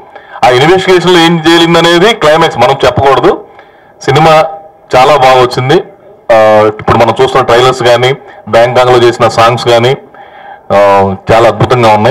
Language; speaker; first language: Telugu; native; Telugu